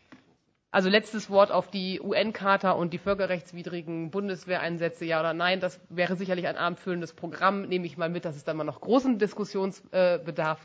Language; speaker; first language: German; native; German